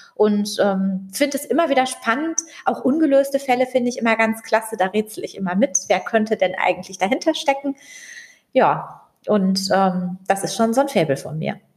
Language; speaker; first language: German; native; German